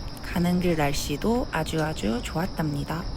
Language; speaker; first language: Korean; native; Korean